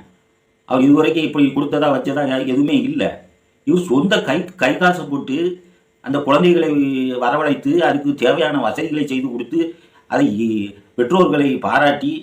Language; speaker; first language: Tamil; native; Tamil